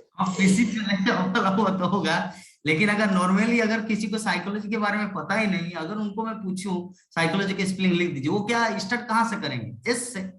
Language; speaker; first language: Hindi; non-native, local second language; Bangla